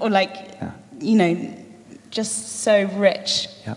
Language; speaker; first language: English; native; English